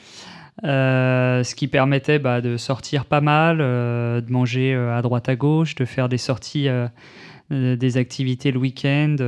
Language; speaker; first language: French; native; French